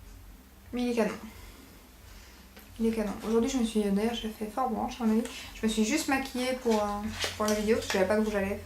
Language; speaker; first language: French; native; French